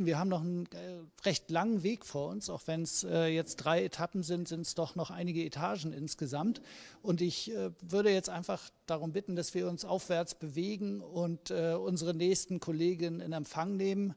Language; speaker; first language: German; native; German